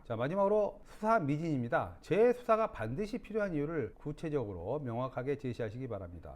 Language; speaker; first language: Korean; native; Korean